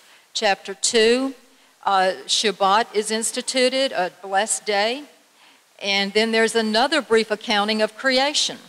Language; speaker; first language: English; native; English